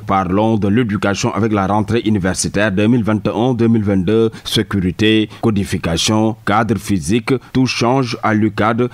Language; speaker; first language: French; non-native, local second language; Wolof